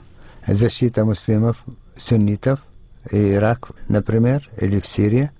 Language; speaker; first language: Russian; non-native, fluent; Arabic